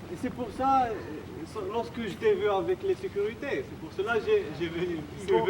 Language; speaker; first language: French; non-native, learner; Arabic